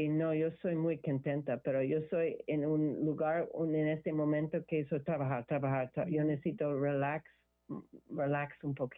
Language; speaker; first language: Spanish; non-native, learner; English